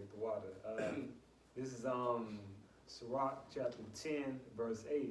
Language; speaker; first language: English; native; English